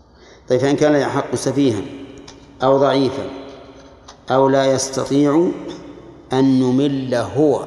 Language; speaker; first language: Arabic; native; Arabic